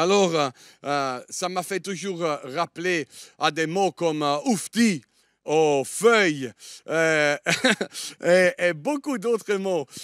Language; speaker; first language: French; non-native, fluent; Italian